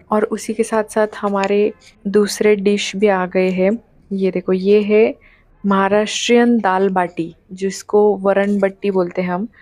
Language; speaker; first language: Hindi; non-native, local second language; Marathi